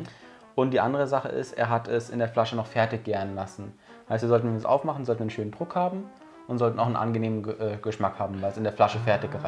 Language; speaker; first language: German; native; German